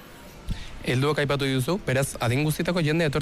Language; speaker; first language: Basque; native; Basque